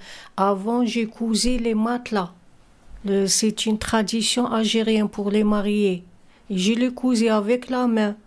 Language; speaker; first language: French; non-native, learner; Arabic